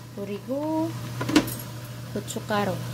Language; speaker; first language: Korean; non-native, learner; Filipino